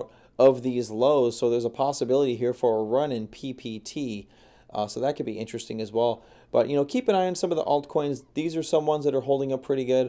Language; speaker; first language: English; native; English